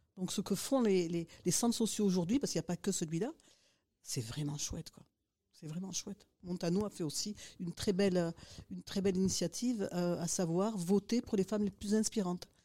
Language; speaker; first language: French; native; French